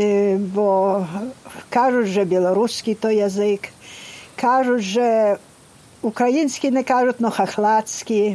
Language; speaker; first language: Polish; non-native, local second language; Ukrainian